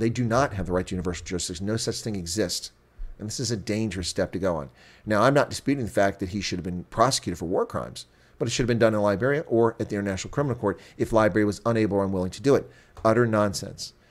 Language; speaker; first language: English; native; English